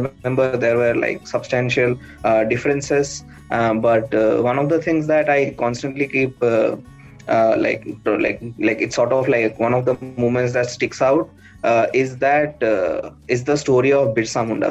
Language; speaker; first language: English; non-native, local second language; Odia